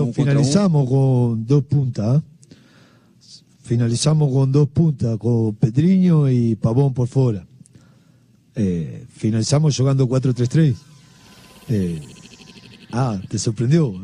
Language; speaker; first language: Portuguese; non-native, learner; Spanish